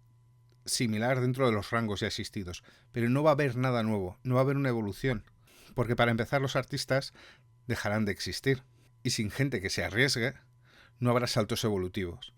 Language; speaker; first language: Spanish; native; Spanish